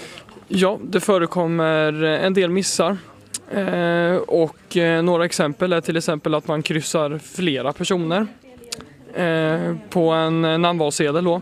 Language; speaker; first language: Swedish; native; Swedish